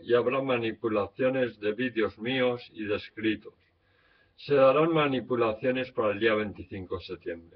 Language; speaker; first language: Spanish; native; Spanish